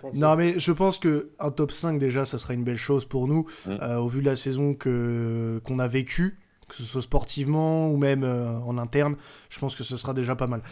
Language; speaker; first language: French; native; French